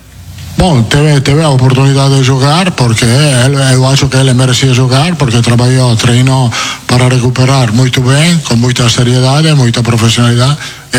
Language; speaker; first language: Portuguese; non-native, fluent; Italian